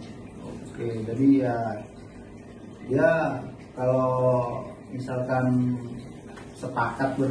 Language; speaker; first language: Indonesian; native; Indonesian